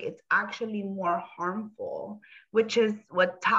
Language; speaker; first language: English; native; English